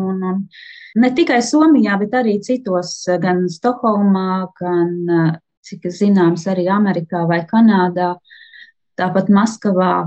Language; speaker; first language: Latvian; native; Latvian